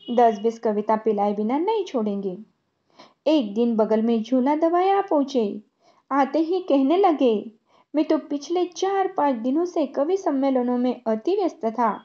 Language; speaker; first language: Hindi; non-native, local second language; Marathi